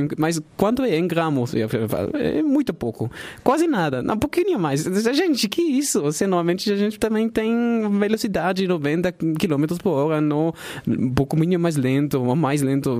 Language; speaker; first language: Portuguese; non-native, fluent; German